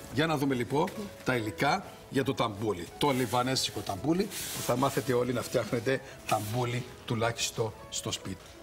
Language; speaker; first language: Greek; native; Greek